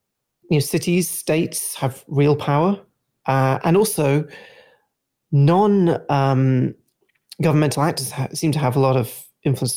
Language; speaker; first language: English; native; English